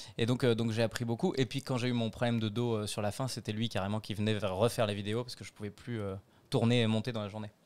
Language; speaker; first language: French; native; French